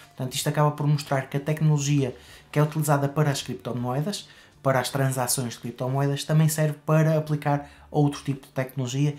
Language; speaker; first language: Portuguese; native; Portuguese